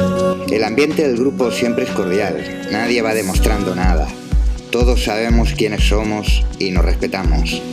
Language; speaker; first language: Spanish; native; Spanish